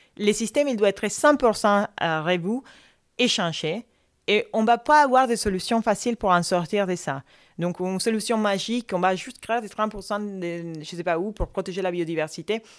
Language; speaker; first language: French; non-native, fluent; Spanish